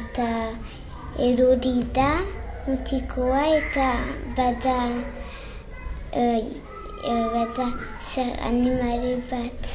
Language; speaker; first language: Basque; non-native, local second language; French